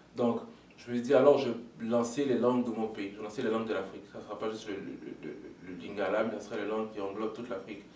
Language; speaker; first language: French; non-native, local second language; Lingala